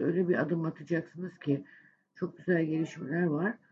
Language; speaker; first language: Turkish; native; Turkish